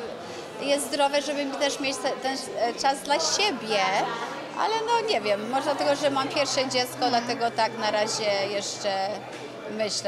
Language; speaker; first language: Polish; early bilingual, other home language; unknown